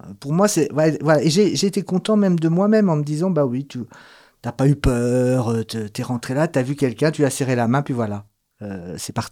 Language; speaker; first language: French; native; French